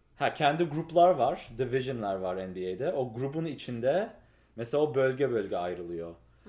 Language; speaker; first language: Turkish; early bilingual, heritage; Turkish